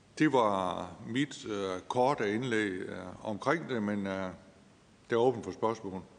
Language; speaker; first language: Danish; native; Danish